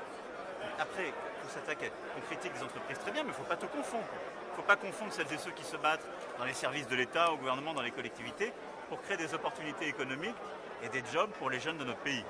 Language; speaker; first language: French; native; French